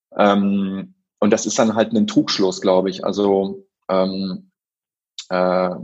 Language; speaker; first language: German; native; German